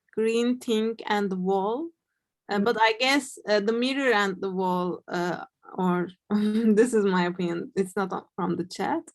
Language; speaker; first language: English; non-native, fluent; Turkish